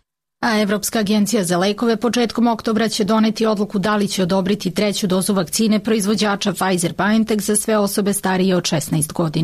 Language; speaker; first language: Serbian; native; Serbian